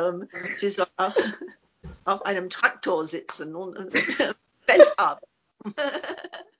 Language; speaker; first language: German; non-native, fluent; English